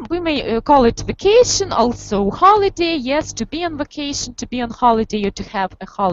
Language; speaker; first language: English; non-native, fluent; Russian